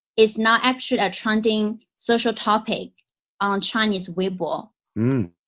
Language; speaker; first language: English; non-native, fluent; Chinese